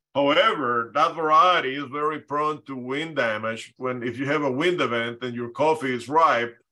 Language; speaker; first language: English; non-native, fluent; Spanish